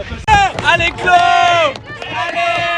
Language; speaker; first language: French; native; French